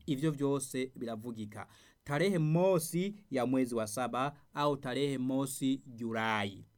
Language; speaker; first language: Swahili; non-native, local second language; Rundi